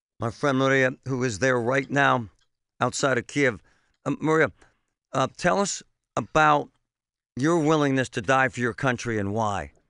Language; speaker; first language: English; native; English